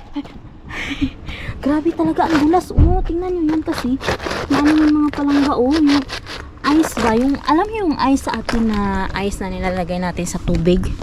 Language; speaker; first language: Filipino; non-native, local second language; Hiligaynon